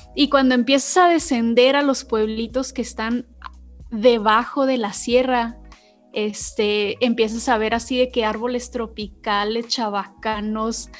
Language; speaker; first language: Spanish; native; Spanish